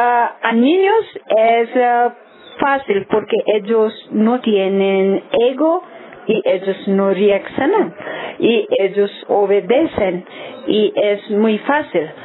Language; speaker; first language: Spanish; non-native, learner; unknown